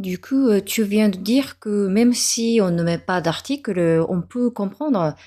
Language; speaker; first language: French; non-native, fluent; Japanese